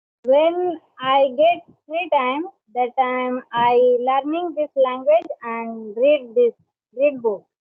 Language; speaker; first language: English; non-native, learner; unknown